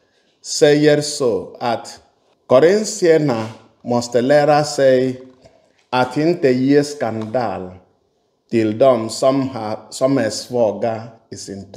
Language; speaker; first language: Swedish; non-native, fluent; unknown